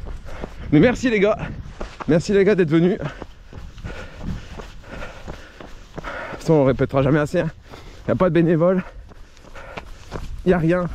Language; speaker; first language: French; native; French